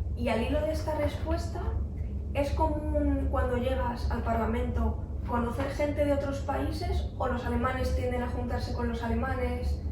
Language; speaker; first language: Spanish; native; Spanish